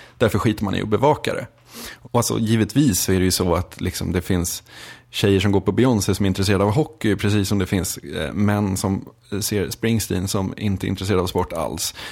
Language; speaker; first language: Swedish; native; Swedish